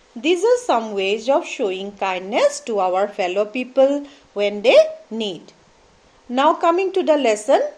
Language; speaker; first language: English; non-native, local second language; Assamese